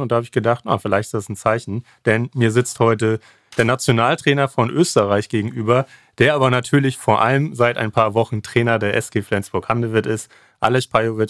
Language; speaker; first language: German; native; German